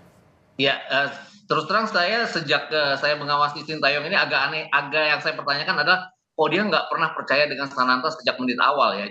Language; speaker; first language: Indonesian; native; Indonesian